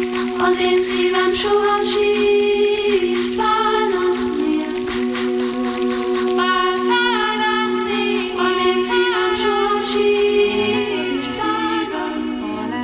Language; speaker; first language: Hungarian; native; Hungarian